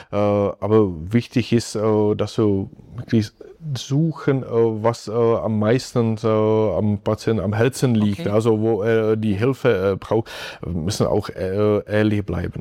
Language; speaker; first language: German; non-native, fluent; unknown